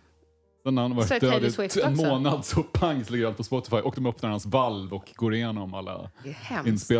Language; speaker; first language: Swedish; native; Swedish